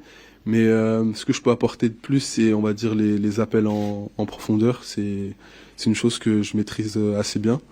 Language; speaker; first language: French; native; French